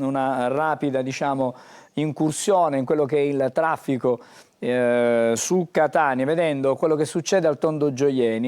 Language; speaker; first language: Italian; native; Italian